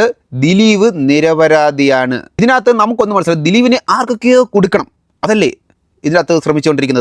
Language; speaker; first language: Malayalam; native; Malayalam